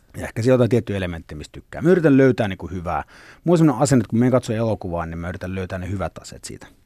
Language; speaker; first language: Finnish; early bilingual, other home language; Swedish